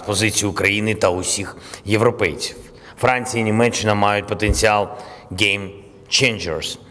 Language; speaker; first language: Ukrainian; non-native, local second language; Russian